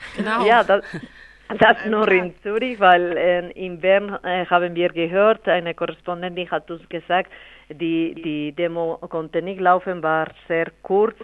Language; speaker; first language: German; non-native, fluent; Spanish